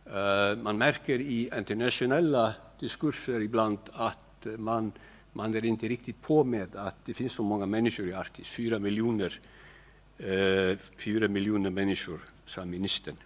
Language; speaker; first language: Swedish; non-native, fluent; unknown